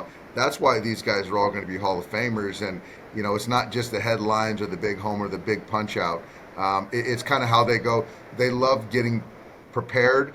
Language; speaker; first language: English; native; English